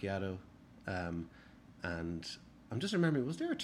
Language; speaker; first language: English; native; English